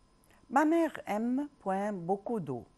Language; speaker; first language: French; non-native, local second language; Arabic